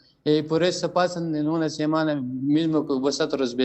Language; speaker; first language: Spanish; non-native, learner; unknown